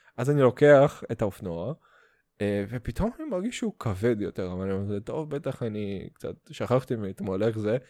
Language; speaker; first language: Hebrew; non-native, fluent; Russian